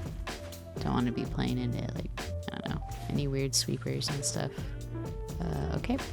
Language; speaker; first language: English; native; English